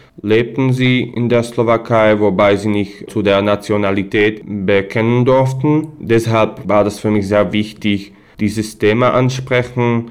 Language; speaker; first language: German; non-native, fluent; Slovak